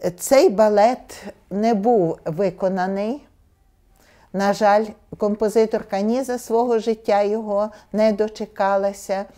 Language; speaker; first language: Ukrainian; native; Ukrainian